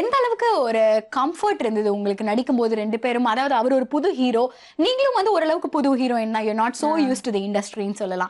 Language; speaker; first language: Tamil; native; Tamil